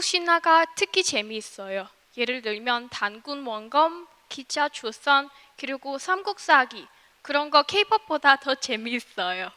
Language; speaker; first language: Korean; non-native, fluent; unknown